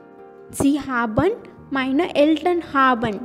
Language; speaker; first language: German; non-native, learner; English